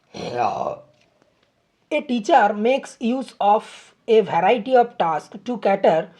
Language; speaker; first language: English; non-native, local second language; Bangla